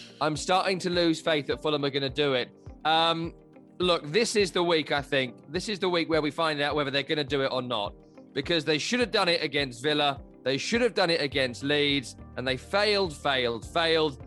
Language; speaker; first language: English; native; English